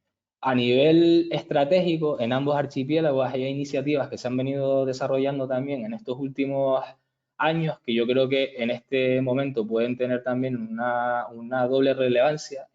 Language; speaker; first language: Spanish; native; Spanish